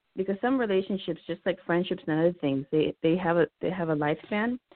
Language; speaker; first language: English; early bilingual, heritage; Lao